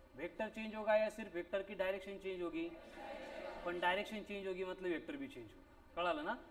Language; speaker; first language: Hindi; non-native, local second language; Marathi